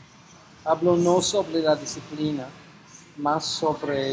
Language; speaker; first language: Spanish; non-native, fluent; English